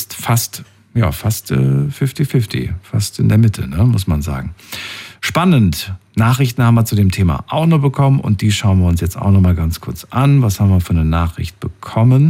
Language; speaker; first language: German; native; German